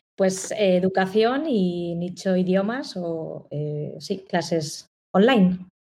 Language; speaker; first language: Spanish; native; Spanish